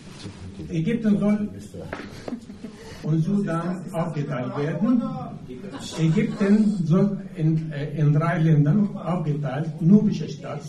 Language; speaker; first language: German; non-native, fluent; Arabic